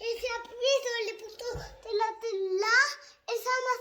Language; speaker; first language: French; native; French